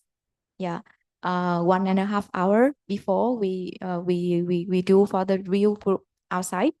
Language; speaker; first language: English; non-native, learner; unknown